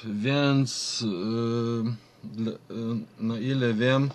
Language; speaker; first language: Polish; non-native, fluent; Ukrainian